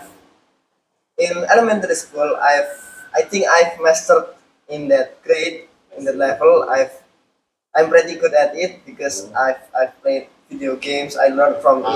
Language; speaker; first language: English; non-native, local second language; Indonesian